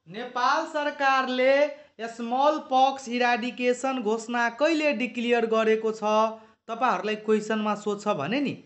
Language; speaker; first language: Nepali; non-native, local second language; Maithili